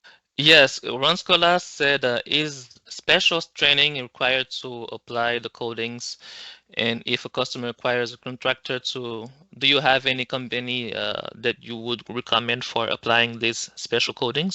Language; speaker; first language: English; non-native, local second language; French